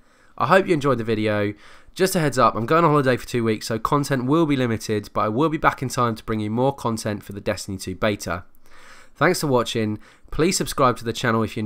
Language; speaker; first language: English; native; English